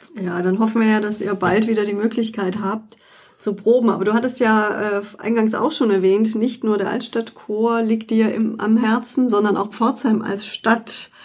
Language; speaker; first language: German; native; German